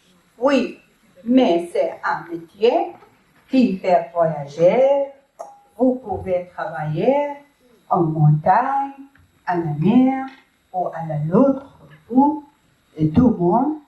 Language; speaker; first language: French; non-native, learner; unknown